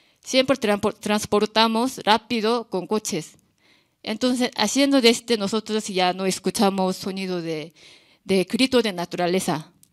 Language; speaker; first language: Spanish; non-native, learner; Korean